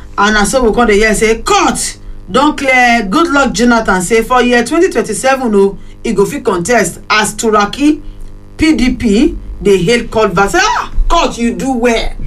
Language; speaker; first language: Nigerian Pidgin; non-native, local second language; Yoruba